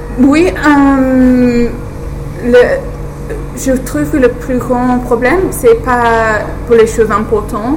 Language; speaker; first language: French; non-native, fluent; English